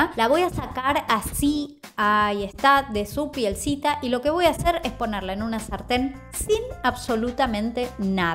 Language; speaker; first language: Spanish; native; Spanish